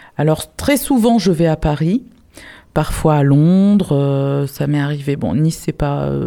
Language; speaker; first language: French; native; French